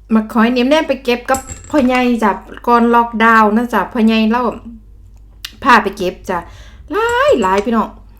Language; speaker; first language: Thai; native; Thai